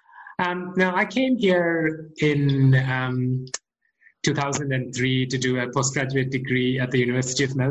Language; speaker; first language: English; non-native, local second language; Malayalam